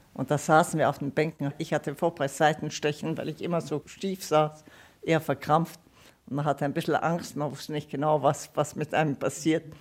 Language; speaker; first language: German; non-native, fluent; Italian